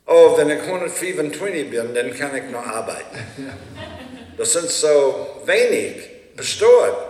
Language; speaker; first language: German; early bilingual, heritage; Low German